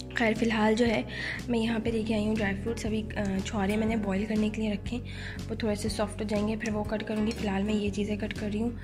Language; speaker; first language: Urdu; native; Urdu